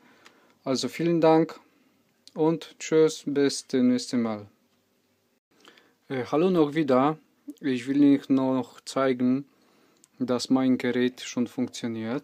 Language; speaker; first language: German; non-native, learner; Polish